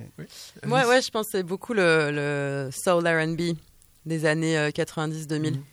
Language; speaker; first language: French; early bilingual, heritage; French